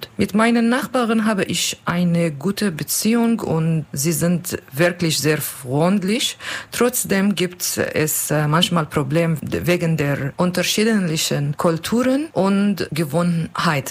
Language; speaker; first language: German; non-native, learner; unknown